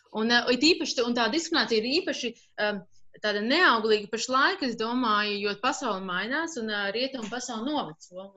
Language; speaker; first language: Latvian; native; Latvian